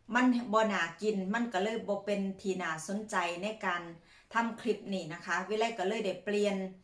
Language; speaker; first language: Thai; native; Thai